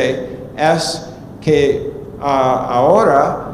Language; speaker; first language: Spanish; non-native, fluent; English